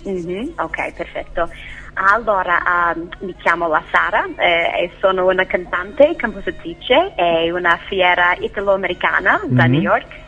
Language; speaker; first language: Italian; non-native, learner; English